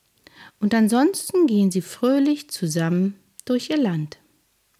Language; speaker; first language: German; native; German